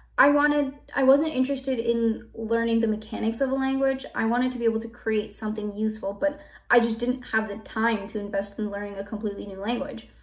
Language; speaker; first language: English; native; English